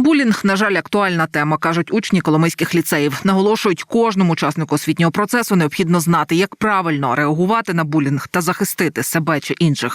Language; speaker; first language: Ukrainian; native; Ukrainian